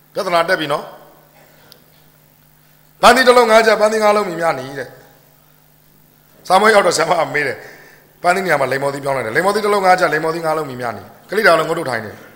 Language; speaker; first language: Burmese; native; Burmese